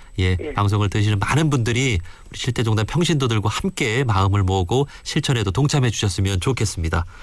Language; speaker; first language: Korean; native; Korean